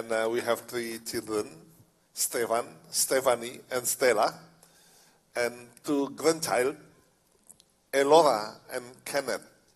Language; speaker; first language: English; non-native, learner; Indonesian